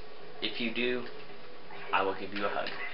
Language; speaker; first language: English; native; English